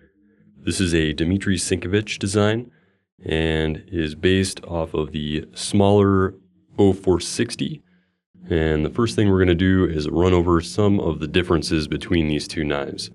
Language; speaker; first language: English; native; English